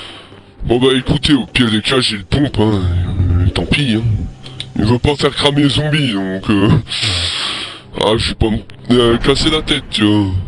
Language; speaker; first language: French; native; French